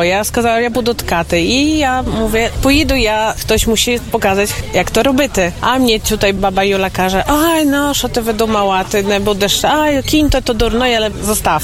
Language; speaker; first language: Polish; non-native, local second language; Ukrainian